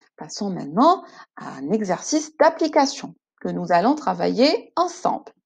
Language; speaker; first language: French; non-native, local second language; Arabic